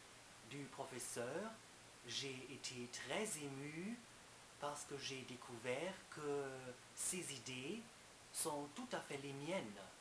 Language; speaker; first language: French; non-native, fluent; German